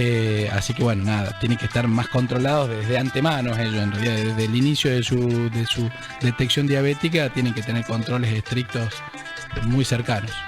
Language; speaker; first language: Spanish; native; Spanish